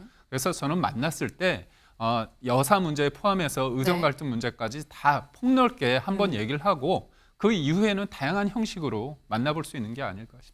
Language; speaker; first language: Korean; native; Korean